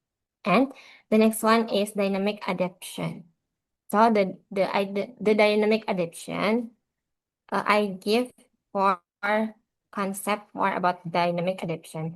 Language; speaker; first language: English; non-native, learner; Indonesian